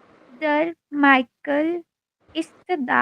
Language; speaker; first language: German; non-native, learner; Hindi